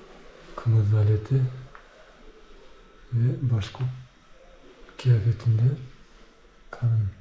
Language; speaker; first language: Turkish; non-native, learner; Bashkir